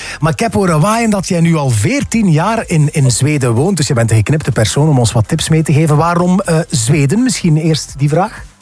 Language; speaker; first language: Dutch; native; Dutch